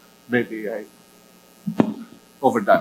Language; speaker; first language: English; non-native, fluent; Greek